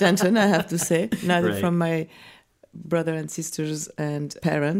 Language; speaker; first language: English; non-native, fluent; French